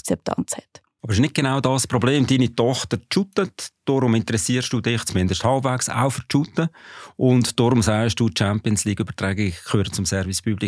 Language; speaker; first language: German; native; German